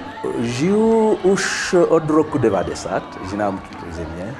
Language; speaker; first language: Czech; non-native, learner; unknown